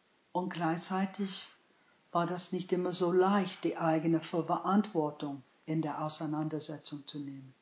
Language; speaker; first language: German; non-native, fluent; English